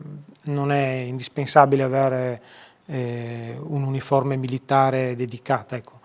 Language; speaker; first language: Italian; native; Italian